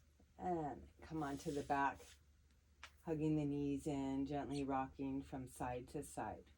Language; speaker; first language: English; native; English